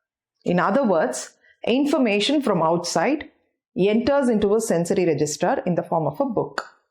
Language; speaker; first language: English; non-native, local second language; Tamil